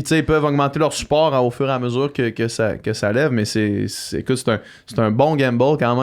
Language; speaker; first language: French; native; French